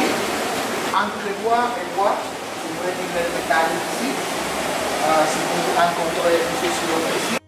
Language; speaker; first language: French; non-native, learner; Spanish